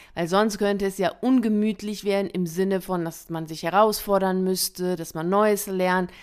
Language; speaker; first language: German; early bilingual, other home language; Persian